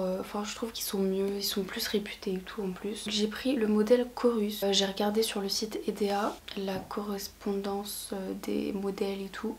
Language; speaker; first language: French; native; French